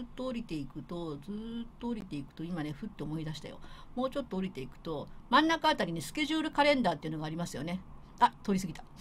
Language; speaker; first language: Japanese; native; Japanese